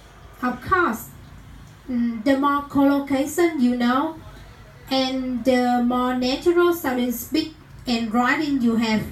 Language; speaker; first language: English; non-native, learner; Vietnamese